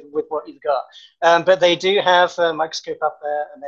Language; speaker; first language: English; native; English